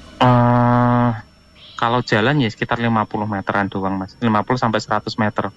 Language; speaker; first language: Indonesian; native; Indonesian